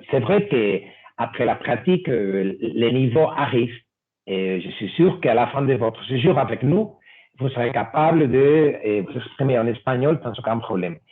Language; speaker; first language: French; non-native, fluent; Spanish